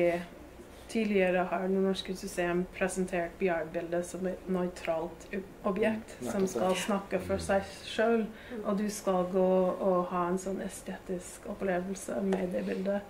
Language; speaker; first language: Norwegian; non-native, fluent; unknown